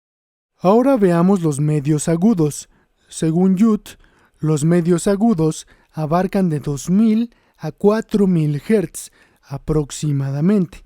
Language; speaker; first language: Spanish; native; Spanish